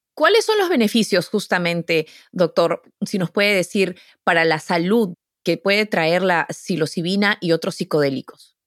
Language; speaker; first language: Spanish; native; Spanish